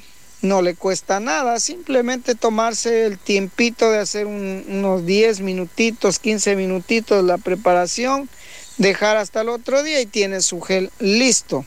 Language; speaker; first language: Spanish; native; Spanish